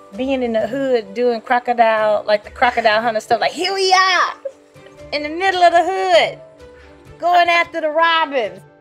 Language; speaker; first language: English; native; English